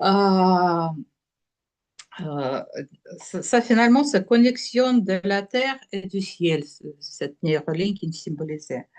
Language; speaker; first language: French; non-native, learner; Russian